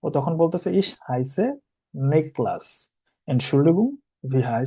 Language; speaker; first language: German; non-native, fluent; Bangla